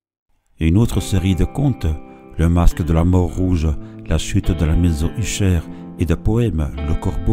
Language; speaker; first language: French; native; French